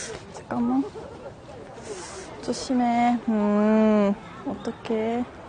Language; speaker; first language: Korean; non-native, learner; Japanese